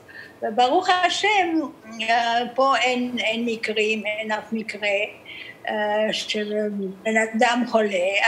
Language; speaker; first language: Hebrew; early bilingual, other home language; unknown